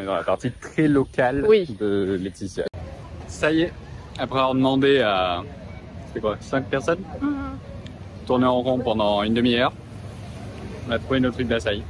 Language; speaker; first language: French; native; French